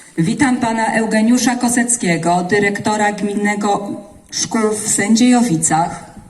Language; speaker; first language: Polish; native; Polish